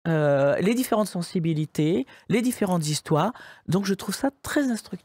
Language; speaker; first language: French; native; French